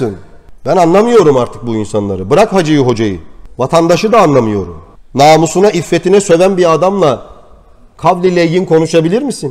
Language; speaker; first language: Turkish; native; Turkish